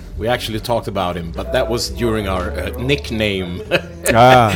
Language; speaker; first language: English; non-native, fluent; Swedish